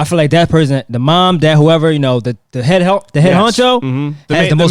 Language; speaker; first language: English; native; English